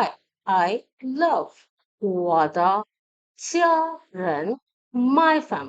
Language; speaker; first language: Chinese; non-native, fluent; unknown